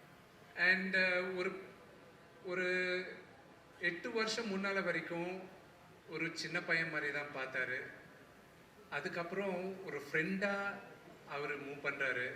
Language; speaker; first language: Tamil; non-native, local second language; Telugu